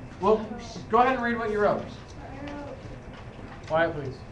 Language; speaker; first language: English; native; English